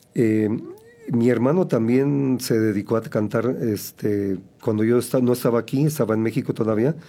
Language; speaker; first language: Spanish; native; Spanish